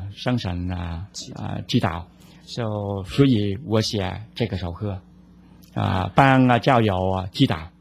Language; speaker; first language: Chinese; non-native, learner; Vietnamese